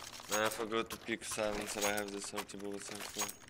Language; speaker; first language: English; non-native, fluent; Russian